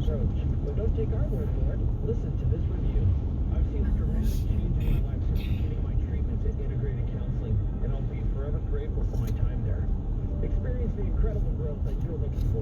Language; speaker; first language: English; native; English